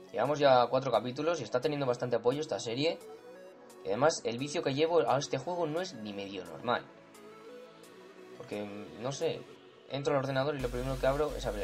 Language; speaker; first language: Spanish; native; Spanish